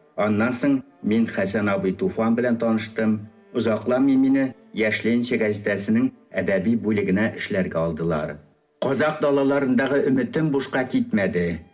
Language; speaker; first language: Tatar; early bilingual, heritage; Tatar